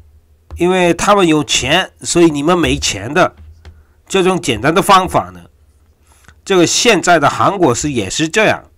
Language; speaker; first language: Chinese; non-native, fluent; Korean